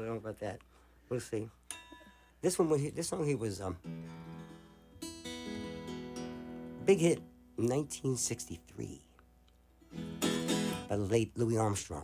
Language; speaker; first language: English; native; English